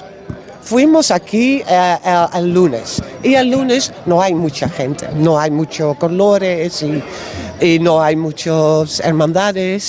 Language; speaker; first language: Spanish; non-native, learner; Dutch